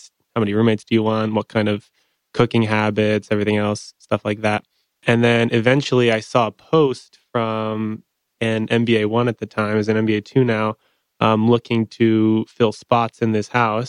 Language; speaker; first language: English; native; English